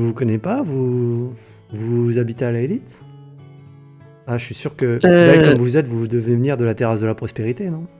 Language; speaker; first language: French; native; French